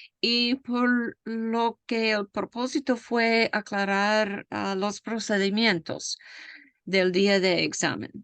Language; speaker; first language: Spanish; non-native, fluent; English